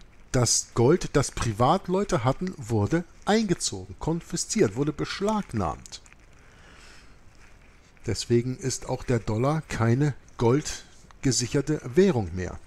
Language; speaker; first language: German; native; German